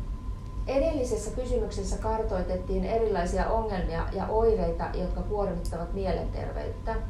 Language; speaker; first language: Finnish; native; Finnish